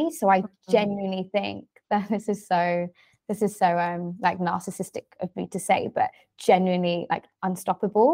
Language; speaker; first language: English; native; English